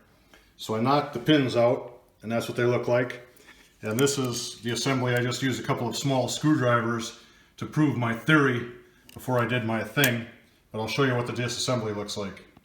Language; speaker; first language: English; native; English